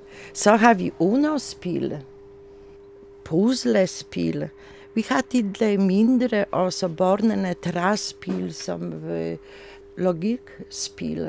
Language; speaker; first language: Danish; non-native, learner; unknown